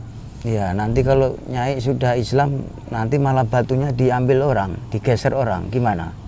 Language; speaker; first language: Indonesian; native; Indonesian